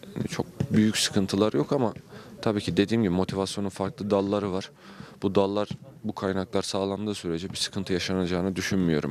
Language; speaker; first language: Turkish; native; Turkish